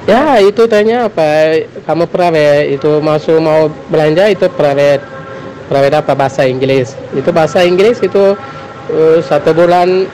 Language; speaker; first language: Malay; non-native, learner; Tamil